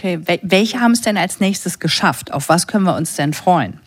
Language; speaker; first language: German; native; German